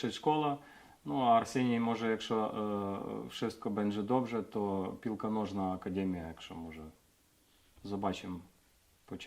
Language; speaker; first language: Polish; non-native, learner; Ukrainian